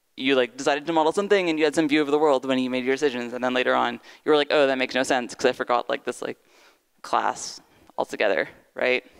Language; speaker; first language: English; native; English